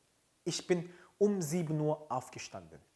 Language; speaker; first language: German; non-native, fluent; Korean